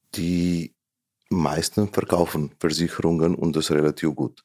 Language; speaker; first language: German; non-native, fluent; Slovenian